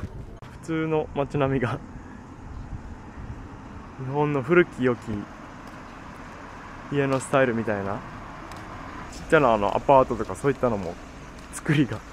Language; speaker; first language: Japanese; native; Japanese